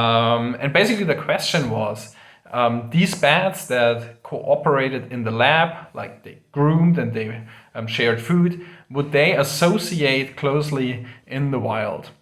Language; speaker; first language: English; non-native, fluent; German